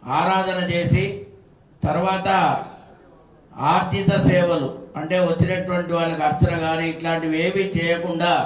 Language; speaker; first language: Telugu; native; Telugu